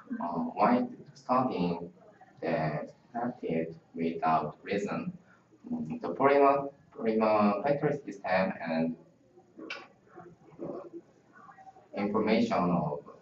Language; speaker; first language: English; non-native, learner; Korean